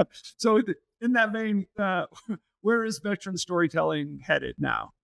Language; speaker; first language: English; native; English